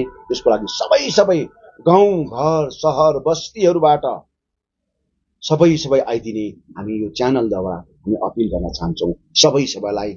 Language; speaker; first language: Nepali; native; Nepali